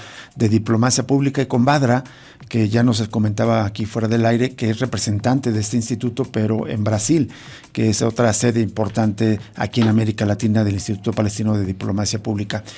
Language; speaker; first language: Spanish; non-native, local second language; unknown